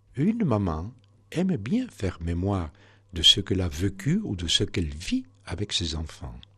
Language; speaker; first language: French; non-native, fluent; Spanish